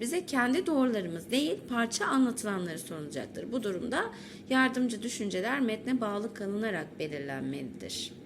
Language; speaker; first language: Turkish; native; Turkish